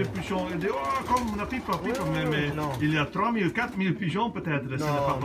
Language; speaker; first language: French; non-native, learner; Dutch